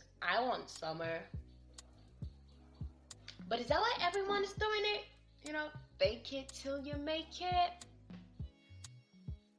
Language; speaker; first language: English; non-native, local second language; Yoruba